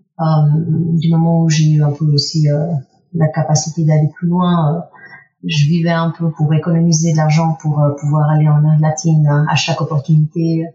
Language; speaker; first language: French; early bilingual, other home language; Spanish